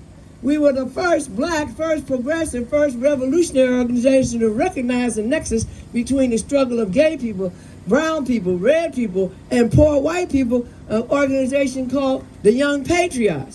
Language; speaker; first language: English; native; English